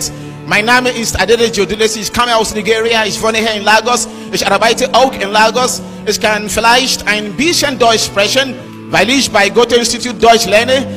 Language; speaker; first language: German; non-native, learner; Yoruba